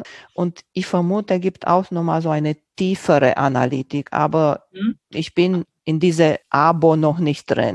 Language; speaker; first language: German; non-native, local second language; Romanian